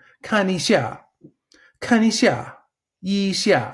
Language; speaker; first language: Chinese; non-native, fluent; English